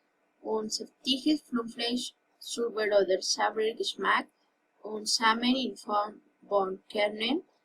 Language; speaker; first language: German; non-native, learner; Spanish